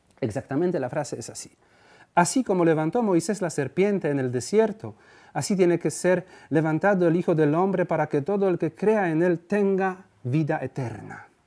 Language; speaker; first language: Spanish; non-native, fluent; Polish